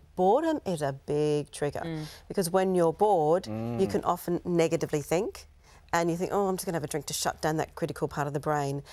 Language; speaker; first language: English; native; English